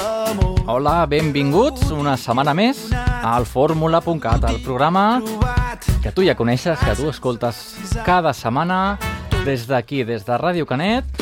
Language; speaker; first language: Catalan; native; Catalan